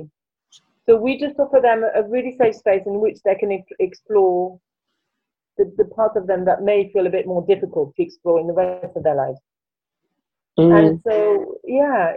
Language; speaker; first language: English; non-native, fluent; French